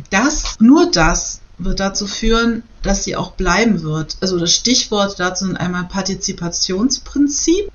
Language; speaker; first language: German; native; German